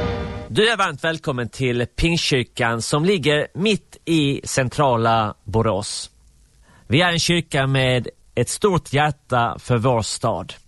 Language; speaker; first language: Swedish; native; Swedish